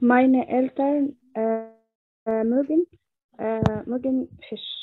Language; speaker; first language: German; non-native, learner; Arabic